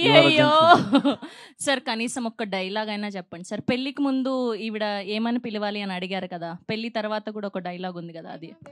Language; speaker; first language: Telugu; native; Telugu